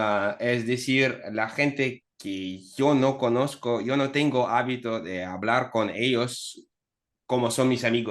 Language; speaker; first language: Spanish; non-native, fluent; Russian